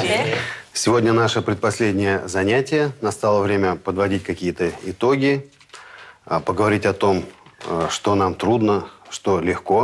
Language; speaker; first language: Russian; native; Russian